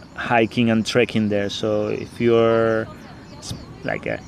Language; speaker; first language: English; non-native, fluent; Spanish